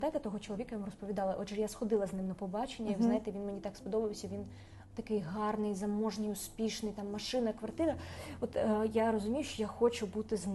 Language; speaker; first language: Ukrainian; native; Ukrainian